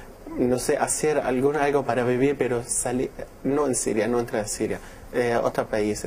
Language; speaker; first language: Spanish; non-native, learner; Arabic